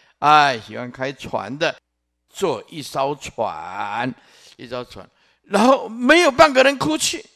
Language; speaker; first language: Chinese; non-native, local second language; Min Nan Chinese